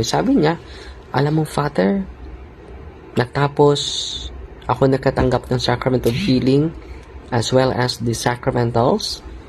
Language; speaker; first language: English; non-native, local second language; Filipino